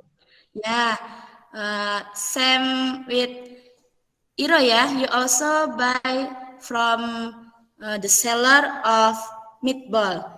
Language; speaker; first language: English; non-native, fluent; Indonesian